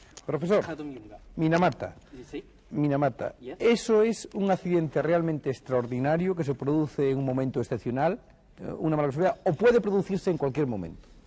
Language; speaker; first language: Spanish; native; Spanish